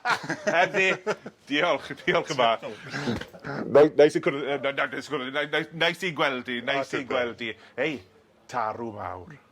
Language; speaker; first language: Welsh; non-native, learner; English